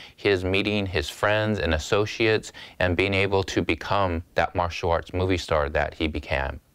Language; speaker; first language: English; native; English